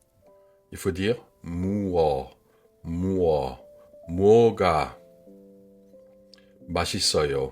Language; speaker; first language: French; non-native, fluent; Korean